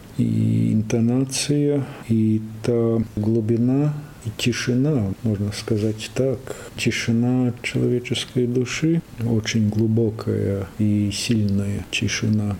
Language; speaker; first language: Russian; non-native, local second language; Latvian